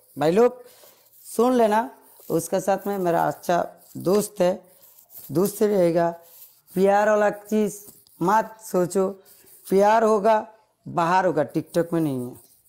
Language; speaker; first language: Hindi; non-native, learner; Bangla